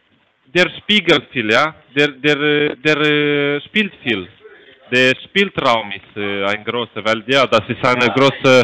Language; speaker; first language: German; non-native, learner; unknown